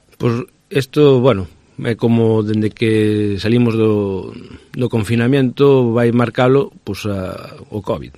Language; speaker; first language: Galician; non-native, local second language; Spanish